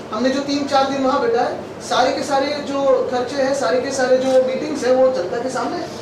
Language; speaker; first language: Hindi; non-native, local second language; Marathi